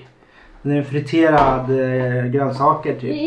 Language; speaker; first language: Swedish; native; Swedish